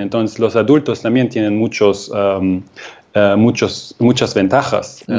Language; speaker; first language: Spanish; non-native, fluent; German